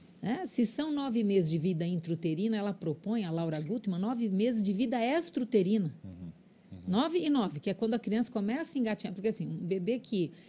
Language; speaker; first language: Portuguese; early bilingual, other home language; Spanish